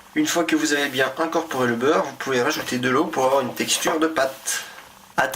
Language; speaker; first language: French; native; French